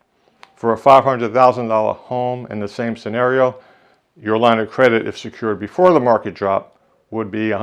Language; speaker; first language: English; native; English